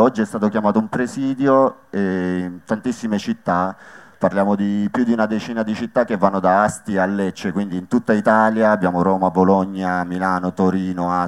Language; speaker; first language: Italian; native; Italian